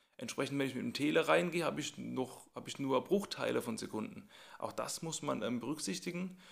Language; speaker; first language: German; native; German